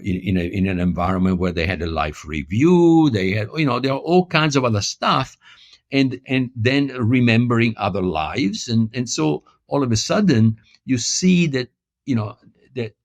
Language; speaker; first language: English; non-native, fluent; Italian